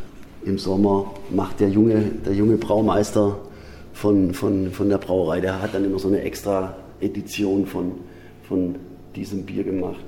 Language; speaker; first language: German; native; German